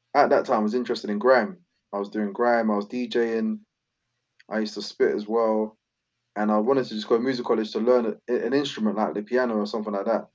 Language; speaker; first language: English; native; English